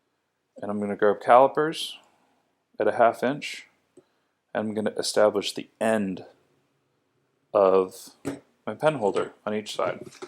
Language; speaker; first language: English; native; English